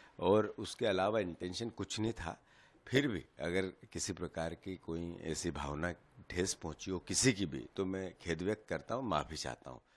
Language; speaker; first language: Hindi; native; Hindi